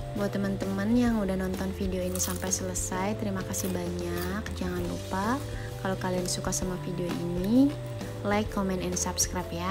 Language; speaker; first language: Indonesian; native; Indonesian